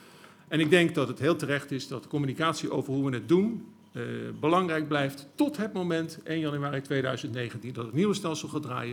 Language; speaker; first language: Dutch; native; Dutch